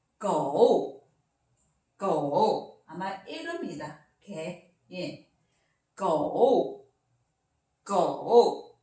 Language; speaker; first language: Korean; non-native, learner; Chinese